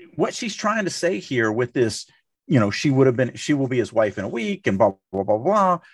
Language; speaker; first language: English; native; English